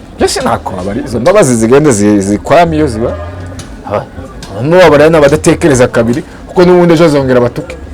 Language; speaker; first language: Kinyarwanda; native; Kinyarwanda